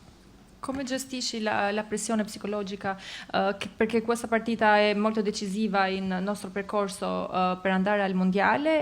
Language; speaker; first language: Italian; non-native, fluent; Albanian